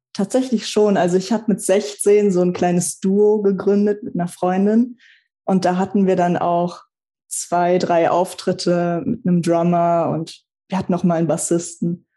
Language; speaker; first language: German; early bilingual, other home language; Russian